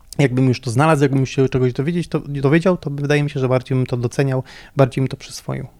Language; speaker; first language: Polish; native; Polish